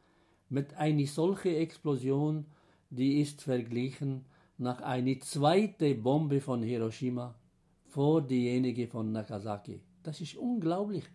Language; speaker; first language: German; non-native, fluent; Arabic